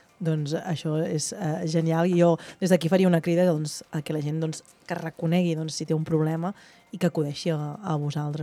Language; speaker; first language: Catalan; native; Catalan